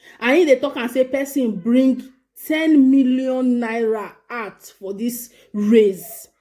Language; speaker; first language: Nigerian Pidgin; native; Nigerian Pidgin